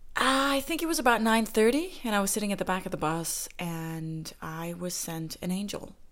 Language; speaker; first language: English; native; English